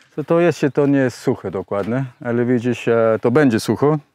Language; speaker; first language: Polish; non-native, learner; Spanish